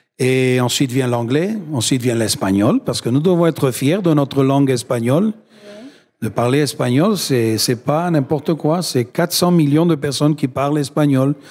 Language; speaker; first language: French; non-native, fluent; Spanish